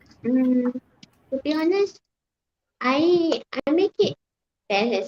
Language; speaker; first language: English; non-native, fluent; Malay